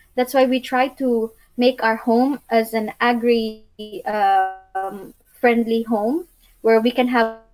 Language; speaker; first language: English; non-native, local second language; Cebuano